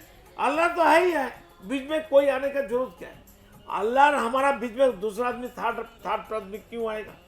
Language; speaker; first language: Hindi; non-native, local second language; Bangla